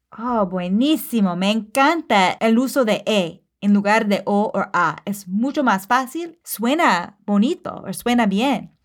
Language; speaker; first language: Spanish; non-native, fluent; English